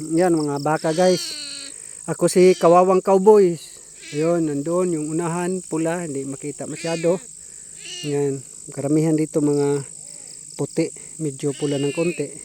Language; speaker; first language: Filipino; non-native, local second language; Bikol